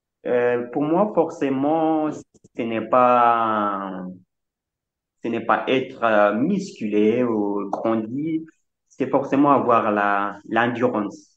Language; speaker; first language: French; non-native, fluent; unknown